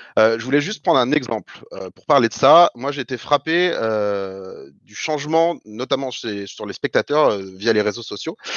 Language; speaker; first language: French; native; French